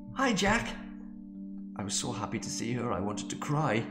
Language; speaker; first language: English; native; English